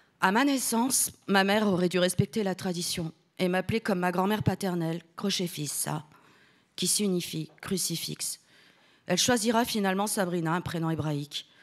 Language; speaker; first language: French; early bilingual, other home language; Italian